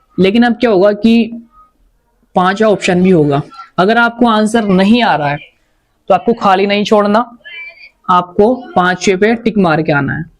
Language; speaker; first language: Hindi; native; Hindi